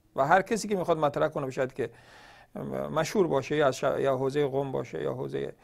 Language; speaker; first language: Persian; native; Persian